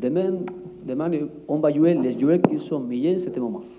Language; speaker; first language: French; non-native, learner; Spanish